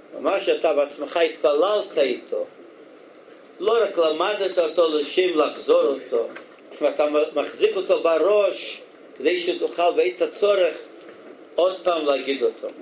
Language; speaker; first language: Hebrew; native; Hebrew